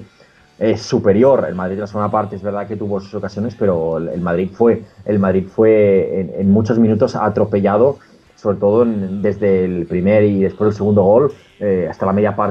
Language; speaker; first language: Spanish; native; Spanish